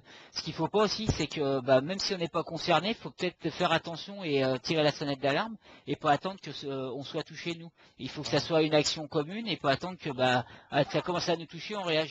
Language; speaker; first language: French; native; French